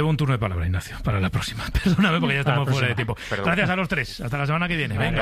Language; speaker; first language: Spanish; native; Spanish